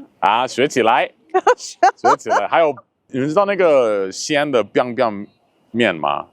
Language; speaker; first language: Chinese; non-native, fluent; English